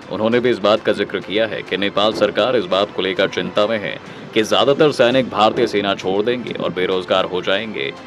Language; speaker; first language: Hindi; native; Hindi